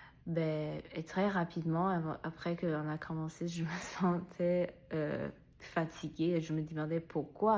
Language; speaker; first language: French; non-native, learner; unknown